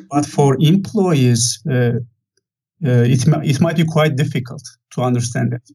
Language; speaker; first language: English; non-native, fluent; Turkish